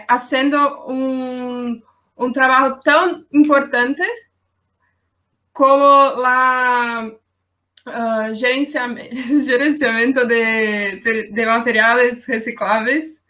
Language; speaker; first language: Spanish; non-native, learner; Portuguese